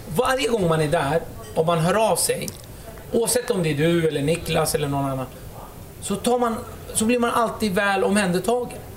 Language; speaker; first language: Swedish; early bilingual, other home language; Kurdish